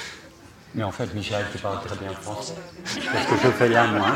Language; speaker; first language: French; non-native, local second language; Swiss German